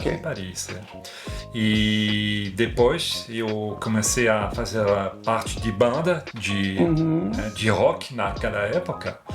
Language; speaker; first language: Portuguese; non-native, fluent; French